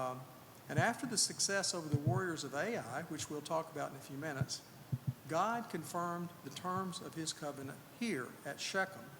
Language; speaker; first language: English; native; English